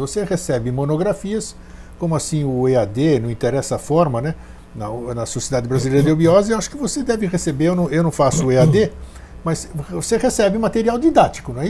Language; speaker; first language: Portuguese; native; Portuguese